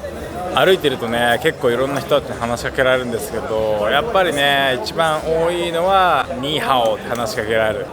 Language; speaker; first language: Japanese; native; Japanese